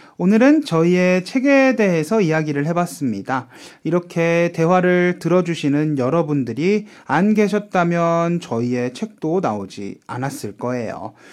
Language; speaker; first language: Korean; native; Korean